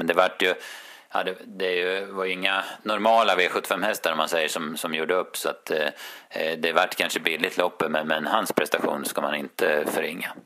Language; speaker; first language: Swedish; native; Swedish